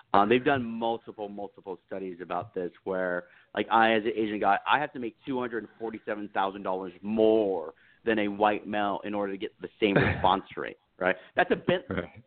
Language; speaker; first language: English; native; English